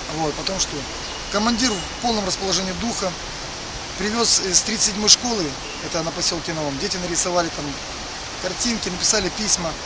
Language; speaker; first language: Russian; native; Russian